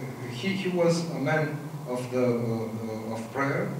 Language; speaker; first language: English; non-native, fluent; Romanian